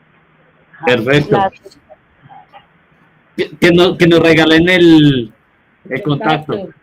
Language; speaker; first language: Spanish; native; Spanish